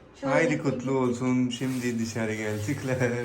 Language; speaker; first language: Turkish; non-native, learner; Urdu